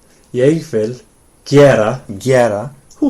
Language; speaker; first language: Icelandic; non-native, fluent; English